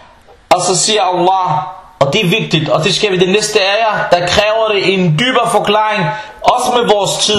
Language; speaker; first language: Danish; non-native, fluent; Arabic